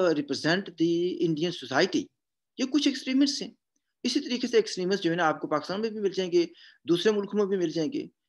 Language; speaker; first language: Urdu; non-native, local second language; Punjabi